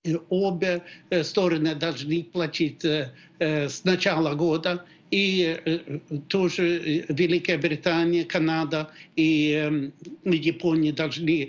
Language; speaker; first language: Russian; non-native, fluent; Swedish